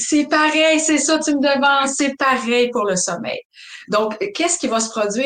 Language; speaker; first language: French; native; French